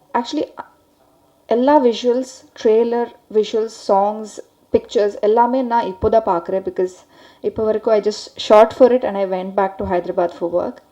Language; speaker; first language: Tamil; non-native, learner; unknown